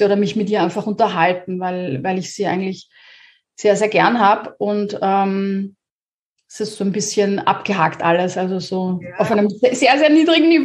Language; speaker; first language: German; native; German